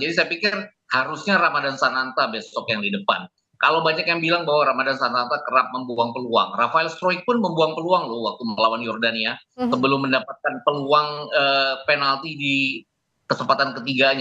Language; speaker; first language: Indonesian; native; Indonesian